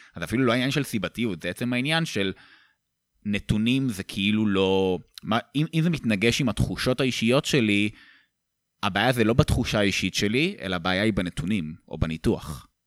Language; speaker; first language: Hebrew; native; Hebrew